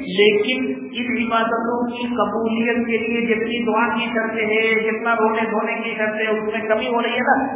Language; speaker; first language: Urdu; native; Urdu